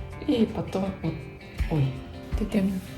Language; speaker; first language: Russian; non-native, learner; Japanese